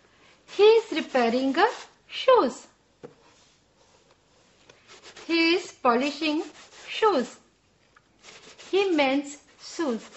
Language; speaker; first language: English; non-native, local second language; Gujarati